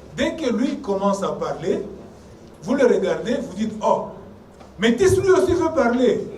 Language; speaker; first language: French; non-native, local second language; Swahili